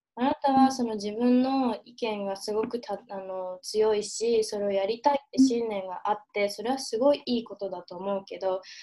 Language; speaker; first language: Japanese; early bilingual, heritage; Japanese